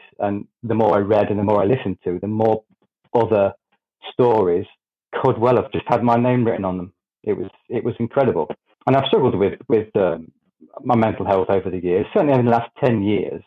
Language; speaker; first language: English; native; English